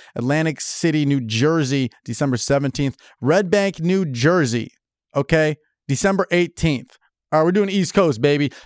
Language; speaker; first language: English; native; English